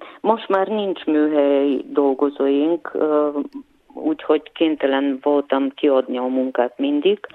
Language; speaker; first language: Hungarian; non-native, fluent; Bulgarian